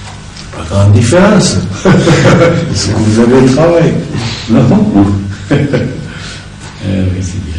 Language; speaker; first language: French; non-native, learner; Japanese